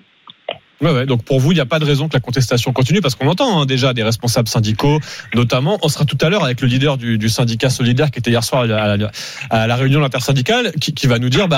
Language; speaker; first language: French; native; French